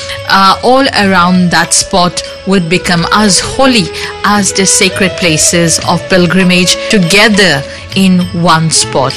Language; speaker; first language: English; non-native, local second language; Morisyen